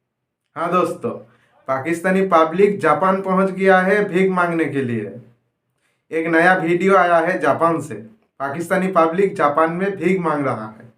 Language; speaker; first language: Hindi; non-native, local second language; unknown